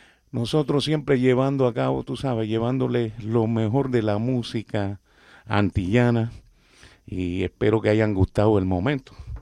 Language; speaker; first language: Spanish; native; Spanish